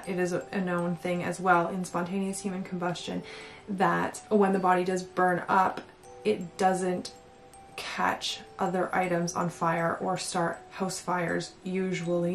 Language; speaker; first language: English; native; English